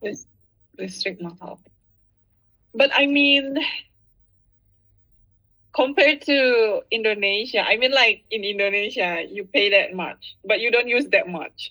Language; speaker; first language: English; non-native, fluent; Indonesian